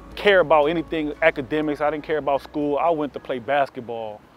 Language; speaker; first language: English; native; English